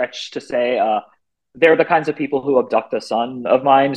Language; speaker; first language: English; native; English